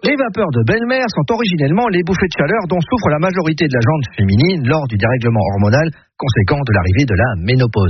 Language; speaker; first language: French; native; French